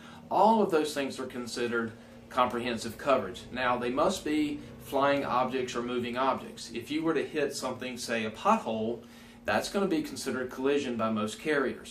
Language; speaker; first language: English; native; English